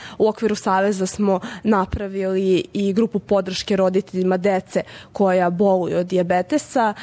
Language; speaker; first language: Serbian; native; Serbian